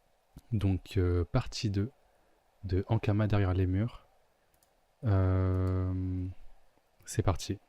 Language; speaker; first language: French; native; French